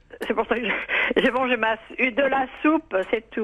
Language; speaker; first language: French; native; French